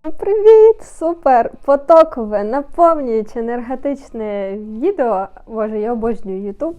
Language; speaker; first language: Ukrainian; non-native, local second language; Russian